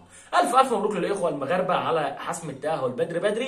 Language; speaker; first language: Arabic; native; Arabic